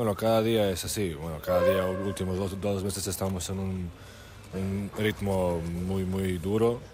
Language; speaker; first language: Spanish; non-native, fluent; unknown